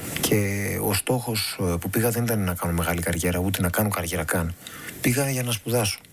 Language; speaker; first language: Greek; native; Greek